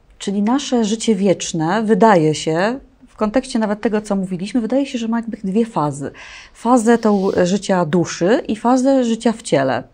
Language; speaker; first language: Polish; native; Polish